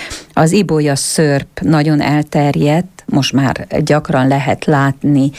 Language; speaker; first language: Hungarian; native; Hungarian